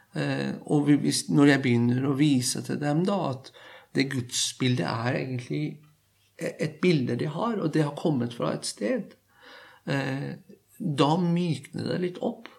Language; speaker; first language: Norwegian; non-native, fluent; Persian